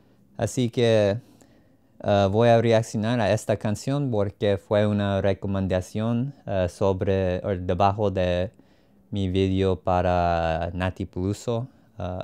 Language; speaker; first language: Spanish; non-native, learner; English